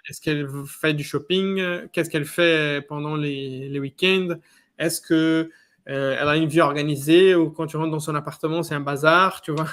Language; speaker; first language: French; non-native, fluent; Portuguese